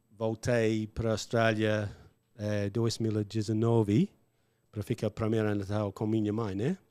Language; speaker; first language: Portuguese; non-native, learner; English